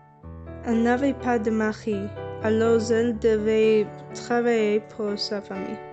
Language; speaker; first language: French; non-native, learner; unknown